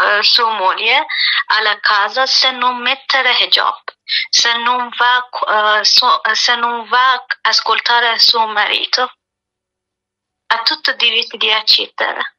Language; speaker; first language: Italian; non-native, learner; Persian